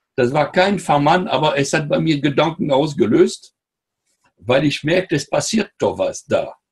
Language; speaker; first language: German; non-native, fluent; French